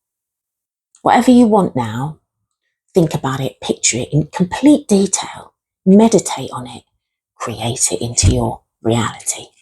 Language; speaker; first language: English; native; English